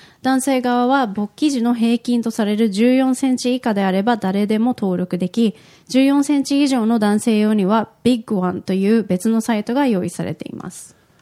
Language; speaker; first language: Japanese; native; Japanese